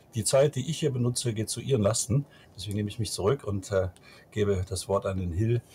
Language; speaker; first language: German; native; German